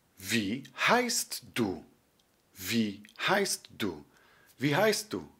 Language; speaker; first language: German; non-native, fluent; Polish